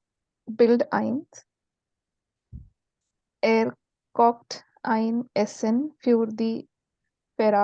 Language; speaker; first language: German; non-native, learner; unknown